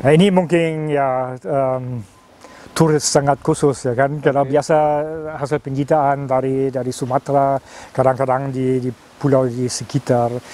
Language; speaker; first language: Indonesian; non-native, fluent; German